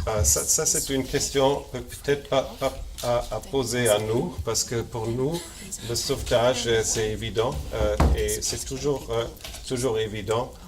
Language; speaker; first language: French; non-native, fluent; German